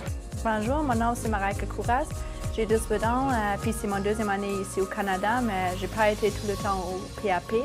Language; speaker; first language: French; non-native, fluent; German